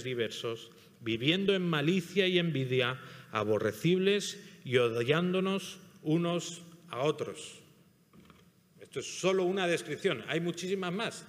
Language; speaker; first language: Spanish; native; Spanish